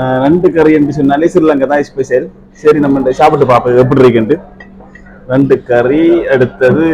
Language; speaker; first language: Tamil; native; Tamil